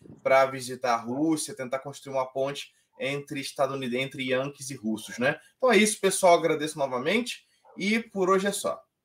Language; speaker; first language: Portuguese; native; Portuguese